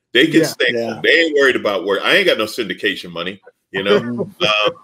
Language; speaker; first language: English; native; English